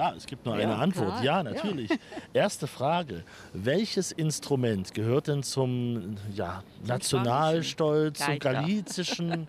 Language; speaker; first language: German; native; German